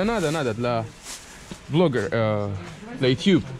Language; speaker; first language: Russian; non-native, learner; Arabic